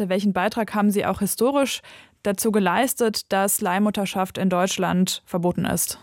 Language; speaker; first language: German; native; German